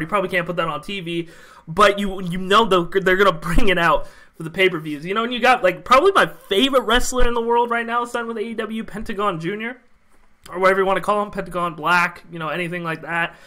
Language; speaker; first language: English; native; English